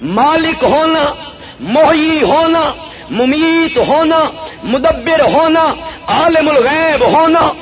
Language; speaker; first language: Urdu; non-native, local second language; Punjabi